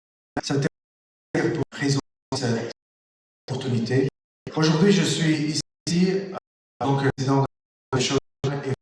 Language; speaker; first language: French; non-native, learner; Italian